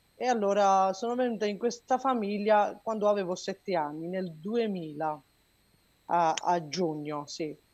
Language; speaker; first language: Italian; non-native, fluent; Georgian